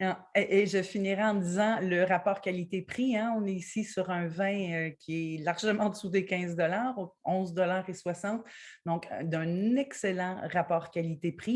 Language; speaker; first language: French; native; French